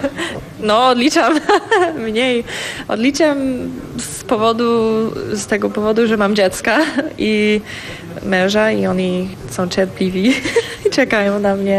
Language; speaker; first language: Polish; non-native, fluent; English